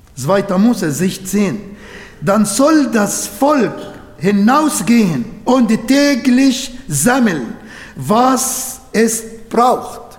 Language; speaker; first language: German; non-native, learner; Arabic